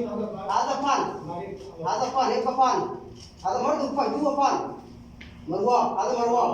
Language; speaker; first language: Arabic; non-native, learner; Hindi